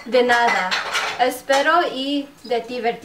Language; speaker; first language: Spanish; non-native, learner; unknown